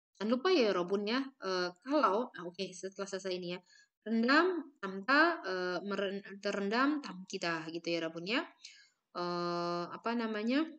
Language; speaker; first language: Indonesian; native; Indonesian